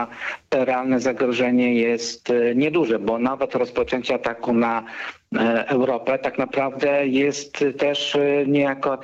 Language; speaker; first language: Polish; native; Polish